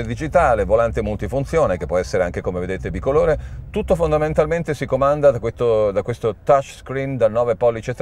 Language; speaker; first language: Italian; native; Italian